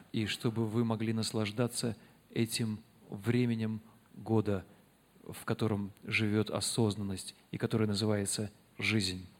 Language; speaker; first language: Russian; native; Russian